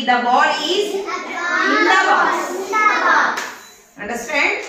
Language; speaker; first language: English; non-native, local second language; Telugu